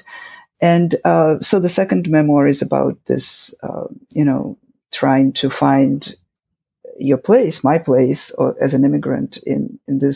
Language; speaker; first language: English; non-native, fluent; Russian